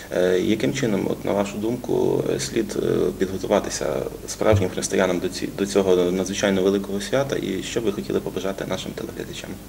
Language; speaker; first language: Ukrainian; native; Ukrainian